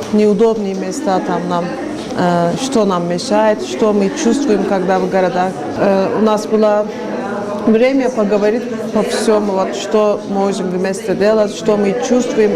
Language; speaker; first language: Russian; non-native, learner; Turkish